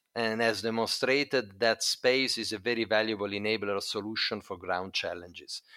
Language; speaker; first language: English; non-native, fluent; Italian